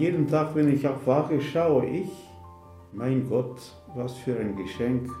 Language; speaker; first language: German; non-native, fluent; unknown